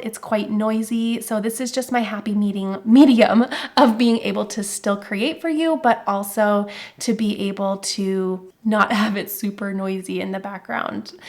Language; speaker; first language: English; native; English